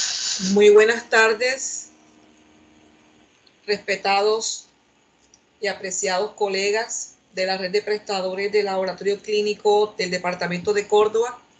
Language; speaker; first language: Spanish; native; Spanish